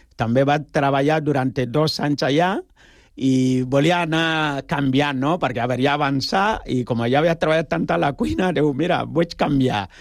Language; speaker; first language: Catalan; non-native, fluent; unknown